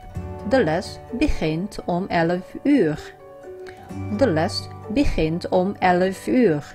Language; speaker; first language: Dutch; non-native, learner; Vietnamese